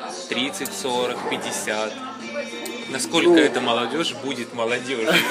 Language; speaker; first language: Russian; native; Russian